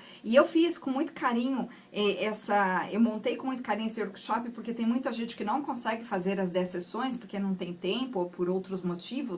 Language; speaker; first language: Portuguese; native; Portuguese